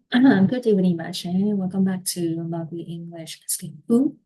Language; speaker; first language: English; non-native, learner; Burmese